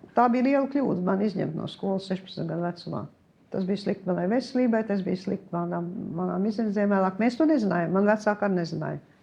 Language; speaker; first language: Latvian; early bilingual, heritage; Latvian